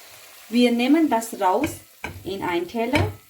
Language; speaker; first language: German; non-native, learner; Urdu